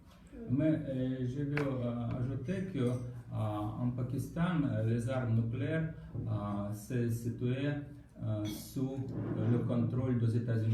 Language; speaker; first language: French; non-native, learner; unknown